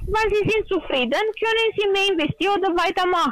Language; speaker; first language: German; non-native, learner; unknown